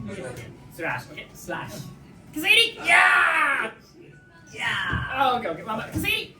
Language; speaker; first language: English; non-native, learner; Japanese